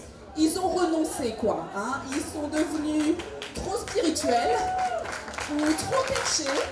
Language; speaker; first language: French; native; French